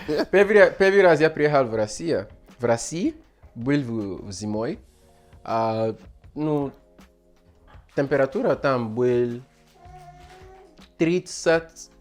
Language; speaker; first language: Russian; non-native, learner; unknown